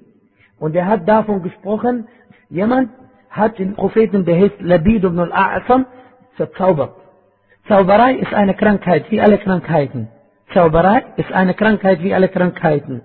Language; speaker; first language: German; non-native, fluent; Arabic